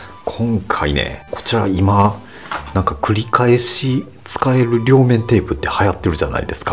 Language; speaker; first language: Japanese; native; Japanese